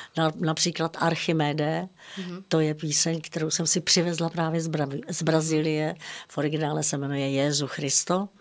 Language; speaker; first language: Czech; native; Czech